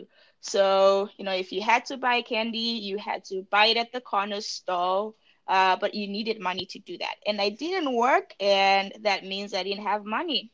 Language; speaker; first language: English; non-native, local second language; Shona